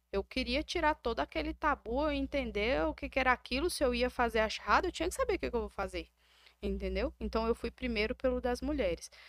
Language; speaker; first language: Portuguese; native; Portuguese